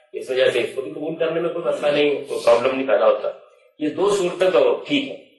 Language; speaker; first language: Urdu; non-native, local second language; Punjabi